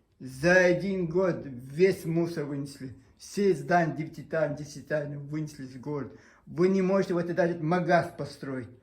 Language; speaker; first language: Russian; non-native, local second language; Chechen